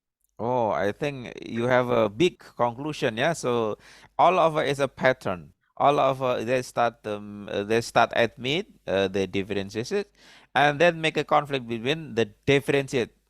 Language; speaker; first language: English; non-native, learner; Indonesian